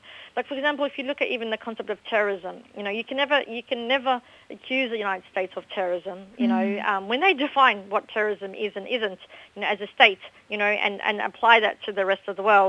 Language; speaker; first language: English; native; English